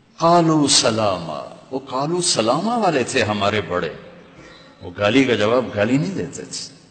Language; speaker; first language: Urdu; non-native, local second language; Punjabi